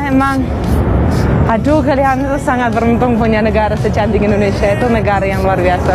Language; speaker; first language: Indonesian; non-native, fluent; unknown